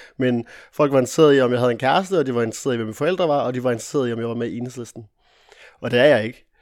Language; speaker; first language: Danish; early bilingual, other home language; Italian